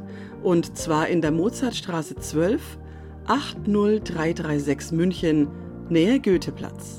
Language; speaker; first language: German; native; German